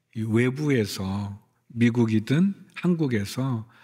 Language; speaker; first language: Korean; native; Korean